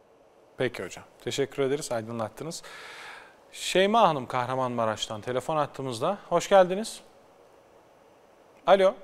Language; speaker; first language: Turkish; native; Turkish